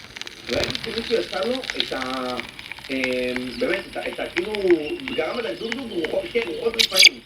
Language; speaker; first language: Hebrew; native; Hebrew